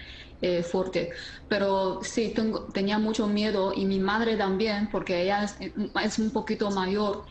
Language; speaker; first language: Spanish; non-native, fluent; Chinese